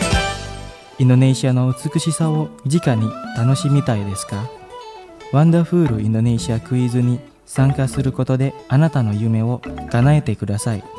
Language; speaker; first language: Japanese; non-native, fluent; Indonesian